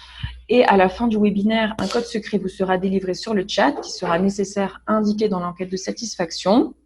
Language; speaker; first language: French; native; French